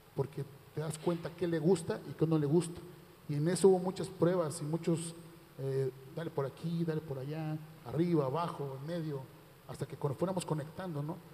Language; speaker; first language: Spanish; native; Spanish